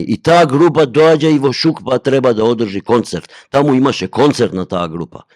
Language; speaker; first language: Macedonian; non-native, local second language; Albanian